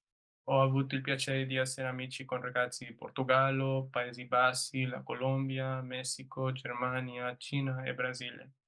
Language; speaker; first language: Italian; non-native, learner; English